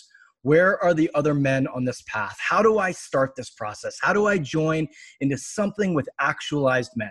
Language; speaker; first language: English; native; English